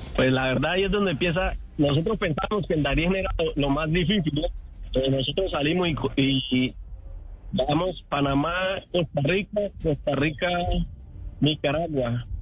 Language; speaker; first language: Spanish; native; Spanish